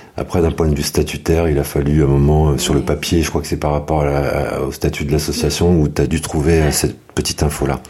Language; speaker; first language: French; native; French